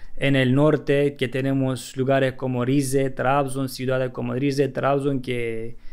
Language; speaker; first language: Spanish; non-native, fluent; Turkish